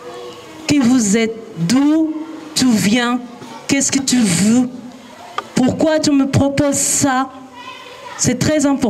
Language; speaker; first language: French; non-native, learner; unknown